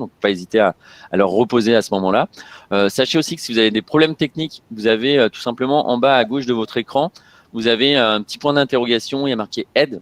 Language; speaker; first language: French; native; French